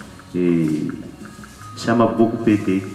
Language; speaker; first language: French; non-native, local second language; Malagasy